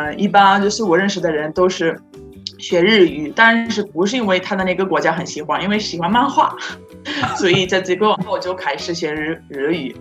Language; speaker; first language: Chinese; non-native, fluent; Italian